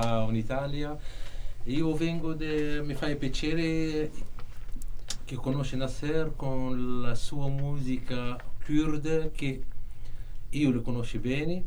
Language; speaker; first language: Italian; non-native, learner; Arabic